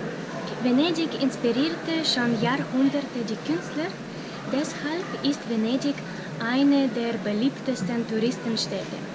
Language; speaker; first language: German; non-native, fluent; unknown